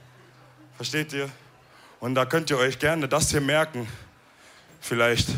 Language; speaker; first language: German; early bilingual, other home language; Wolof